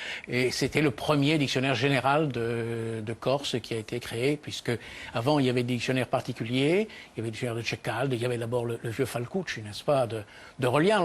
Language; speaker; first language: French; native; French